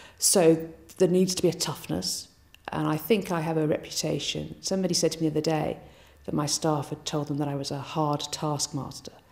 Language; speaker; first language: English; native; English